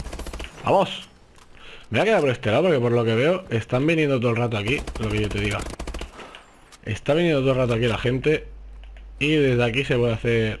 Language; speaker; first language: Spanish; native; Spanish